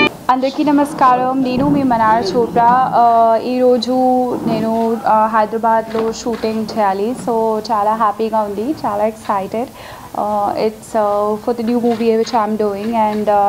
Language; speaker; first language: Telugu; non-native, local second language; Hindi